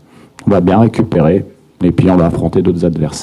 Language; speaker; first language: French; native; French